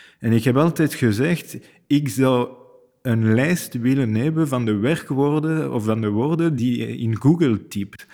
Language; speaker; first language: Dutch; non-native, fluent; French